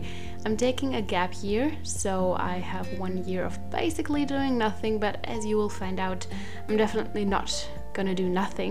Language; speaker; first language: English; non-native, fluent; German